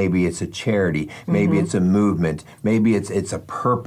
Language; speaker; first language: English; native; English